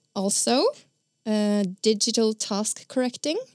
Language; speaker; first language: English; non-native, fluent; Norwegian